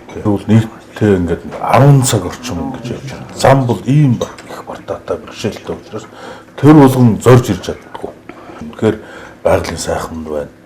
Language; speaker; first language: Mongolian; native; Mongolian